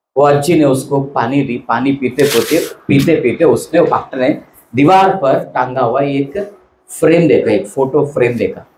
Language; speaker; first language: Hindi; non-native, local second language; Marathi